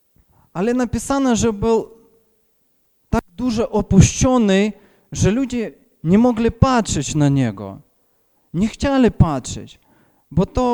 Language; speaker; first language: Polish; non-native, fluent; Ukrainian